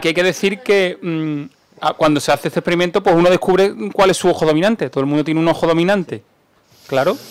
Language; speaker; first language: Spanish; native; Spanish